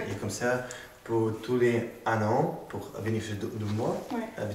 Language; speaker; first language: French; non-native, learner; Ukrainian